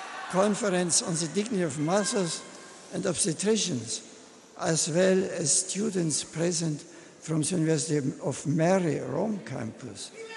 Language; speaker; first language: English; non-native, fluent; German